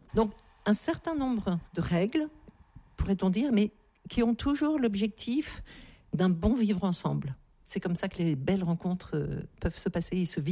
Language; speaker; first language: French; native; French